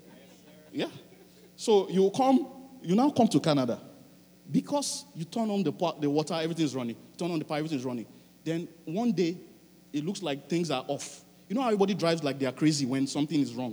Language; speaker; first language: English; non-native, local second language; Yoruba